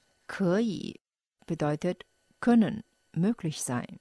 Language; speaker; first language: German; non-native, fluent; Chinese